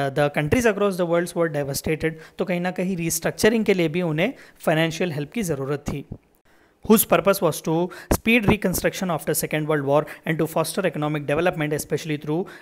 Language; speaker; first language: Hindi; non-native, local second language; Telugu